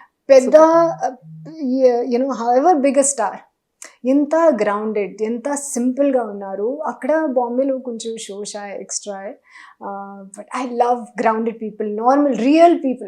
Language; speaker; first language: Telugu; non-native, learner; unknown